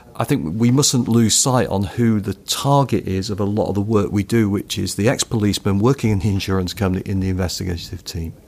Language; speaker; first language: English; native; English